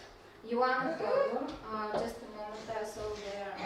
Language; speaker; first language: English; non-native, fluent; Bulgarian